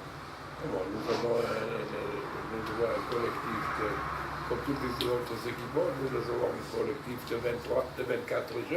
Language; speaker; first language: French; non-native, fluent; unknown